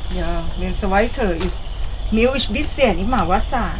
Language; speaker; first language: German; non-native, learner; Thai